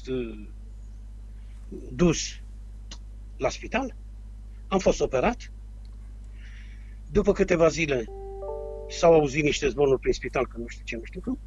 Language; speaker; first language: Romanian; native; Romanian